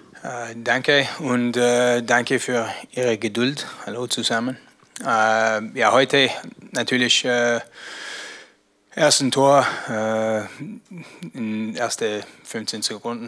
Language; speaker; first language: German; non-native, learner; English